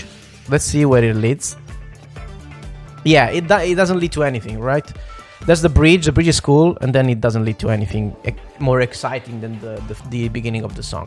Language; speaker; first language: English; non-native, fluent; Italian